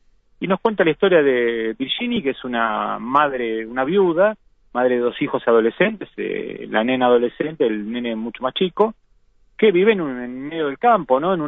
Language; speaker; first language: Spanish; native; Spanish